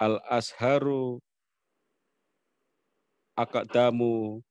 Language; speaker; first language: Arabic; non-native, learner; Indonesian